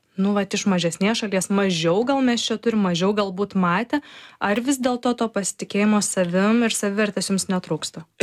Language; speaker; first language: Lithuanian; native; Lithuanian